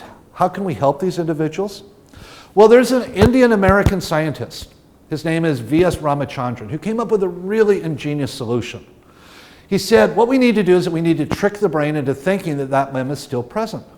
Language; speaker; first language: English; native; English